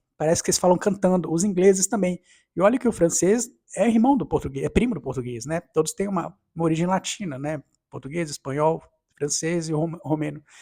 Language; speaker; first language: Portuguese; native; Portuguese